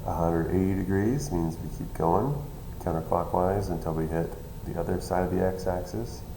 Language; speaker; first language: English; native; English